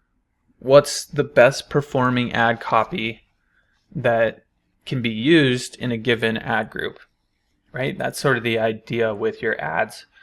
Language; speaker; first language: English; native; English